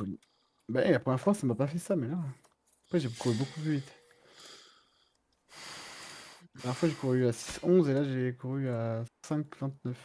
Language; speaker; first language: French; native; French